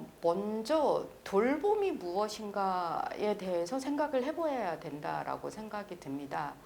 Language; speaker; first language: Korean; native; Korean